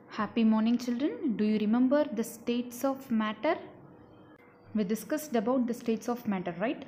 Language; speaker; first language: English; non-native, local second language; Tamil